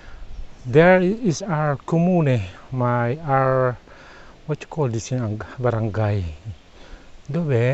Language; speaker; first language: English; non-native, local second language; Filipino